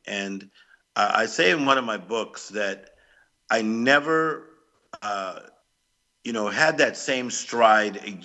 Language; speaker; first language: English; native; English